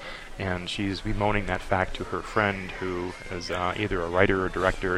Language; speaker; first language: English; native; English